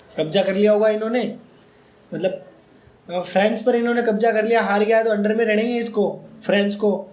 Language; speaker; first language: Hindi; native; Hindi